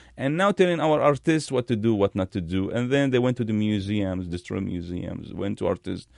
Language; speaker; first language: English; non-native, fluent; Arabic